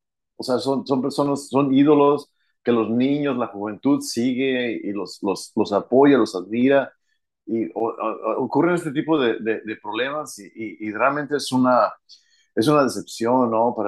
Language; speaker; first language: Spanish; early bilingual, heritage; Spanish